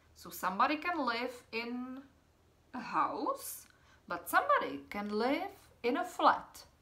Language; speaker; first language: English; non-native, fluent; Czech